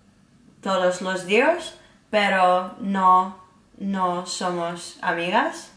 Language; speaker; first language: Spanish; non-native, learner; English